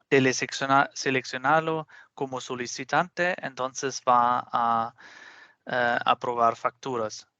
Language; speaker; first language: Spanish; non-native, fluent; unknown